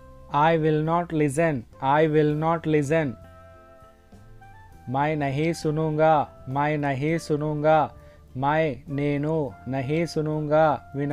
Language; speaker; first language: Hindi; non-native, local second language; Telugu